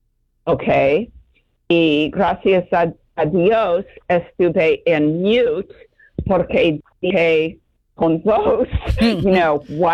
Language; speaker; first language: Spanish; non-native, fluent; English